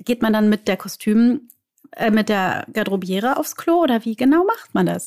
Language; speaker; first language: German; native; German